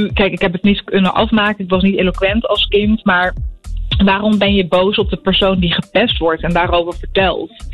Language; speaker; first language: Dutch; early bilingual, other home language; Arabic